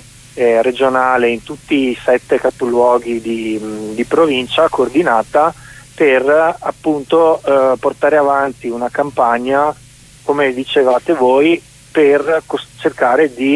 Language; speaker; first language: Italian; native; Italian